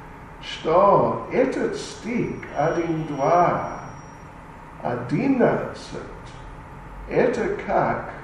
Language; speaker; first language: Russian; non-native, learner; English